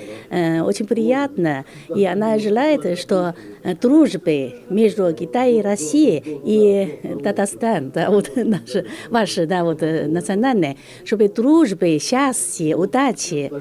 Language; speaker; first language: Russian; non-native, fluent; Chinese